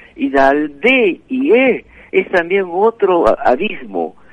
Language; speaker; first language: Spanish; native; Spanish